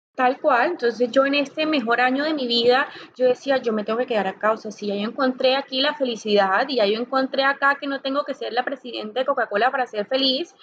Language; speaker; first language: Spanish; native; Spanish